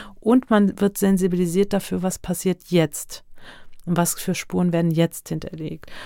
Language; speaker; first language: German; early bilingual, other home language; Turkish